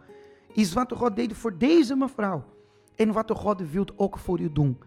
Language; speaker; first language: Dutch; non-native, fluent; Portuguese